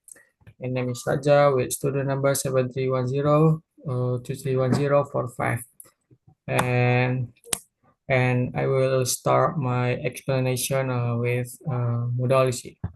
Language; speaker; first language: English; non-native, learner; Indonesian